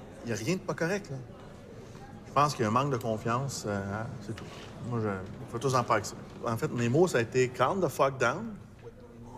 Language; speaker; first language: French; native; French